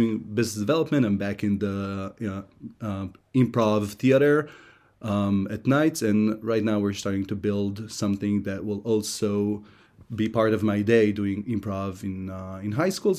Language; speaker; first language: English; non-native, fluent; Hebrew